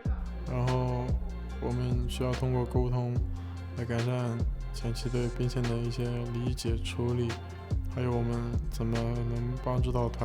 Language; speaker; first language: Chinese; native; Chinese